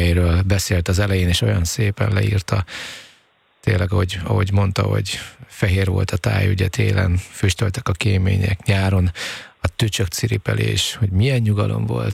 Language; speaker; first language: Hungarian; native; Hungarian